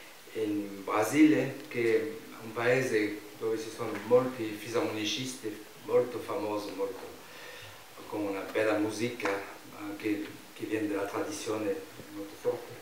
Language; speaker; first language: Italian; non-native, learner; French